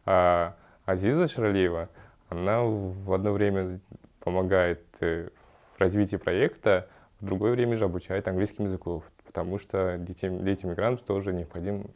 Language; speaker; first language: Russian; early bilingual, other home language; Kyrgyz